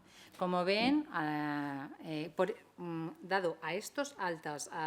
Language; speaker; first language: Spanish; native; Spanish